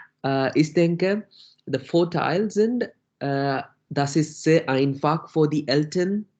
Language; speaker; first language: German; non-native, learner; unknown